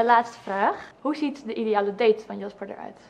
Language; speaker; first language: Dutch; native; Dutch